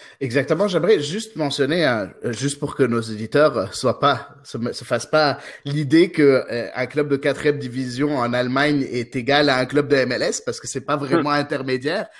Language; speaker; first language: French; non-native, local second language; Arabic